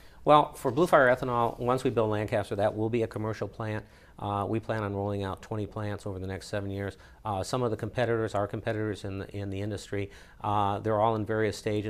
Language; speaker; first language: English; native; English